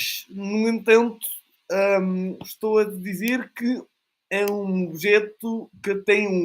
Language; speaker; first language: Portuguese; non-native, fluent; Italian